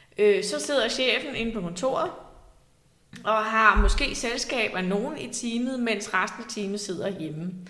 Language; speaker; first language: Danish; native; Danish